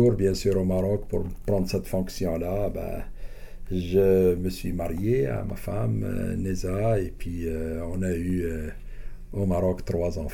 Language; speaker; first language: French; non-native, local second language; Arabic